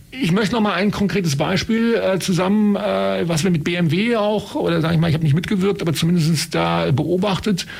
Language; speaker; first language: German; native; German